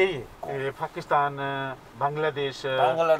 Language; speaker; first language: Korean; non-native, fluent; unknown